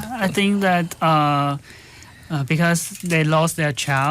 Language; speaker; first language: English; non-native, fluent; Chinese